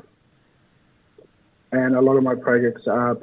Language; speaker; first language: English; native; English